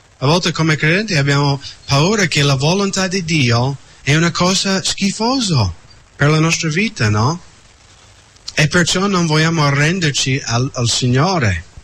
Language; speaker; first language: Italian; non-native, fluent; English